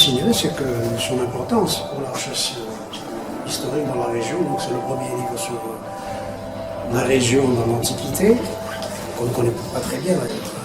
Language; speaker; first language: French; non-native, local second language; Arabic